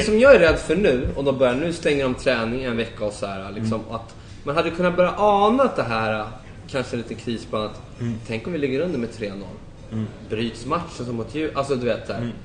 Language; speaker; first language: Swedish; native; Swedish